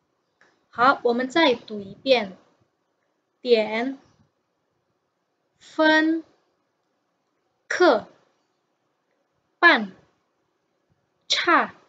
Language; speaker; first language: Chinese; non-native, fluent; Indonesian